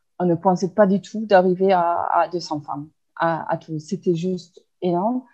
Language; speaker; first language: French; non-native, fluent; German